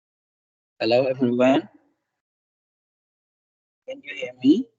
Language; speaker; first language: English; non-native, fluent; Indonesian